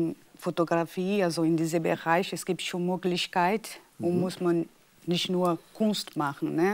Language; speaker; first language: German; non-native, fluent; Portuguese